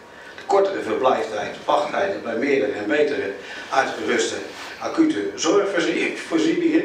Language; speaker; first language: Dutch; native; Dutch